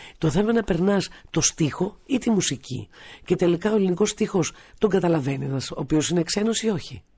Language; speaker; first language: Greek; native; Greek